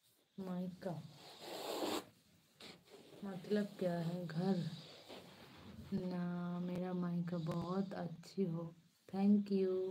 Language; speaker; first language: Hindi; non-native, local second language; Bangla